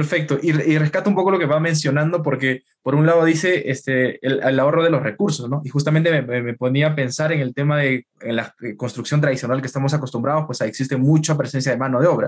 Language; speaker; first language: Spanish; native; Spanish